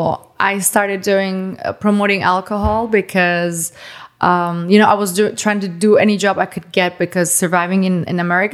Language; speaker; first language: English; non-native, fluent; German